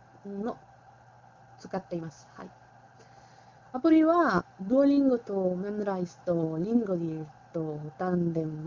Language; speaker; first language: Japanese; non-native, learner; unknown